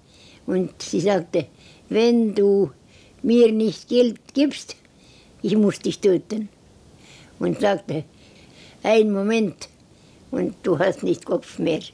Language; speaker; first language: German; non-native, learner; Estonian